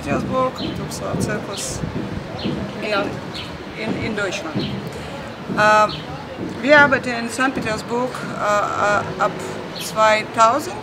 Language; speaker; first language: German; non-native, learner; Russian